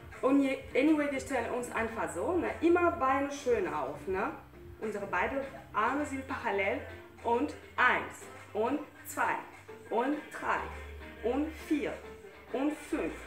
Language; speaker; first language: German; non-native, fluent; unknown